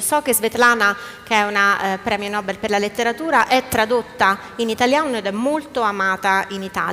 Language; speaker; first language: Italian; native; Italian